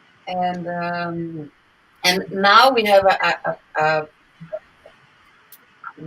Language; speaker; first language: English; non-native, learner; Portuguese